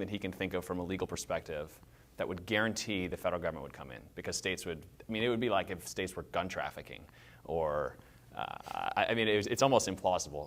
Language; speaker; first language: English; native; English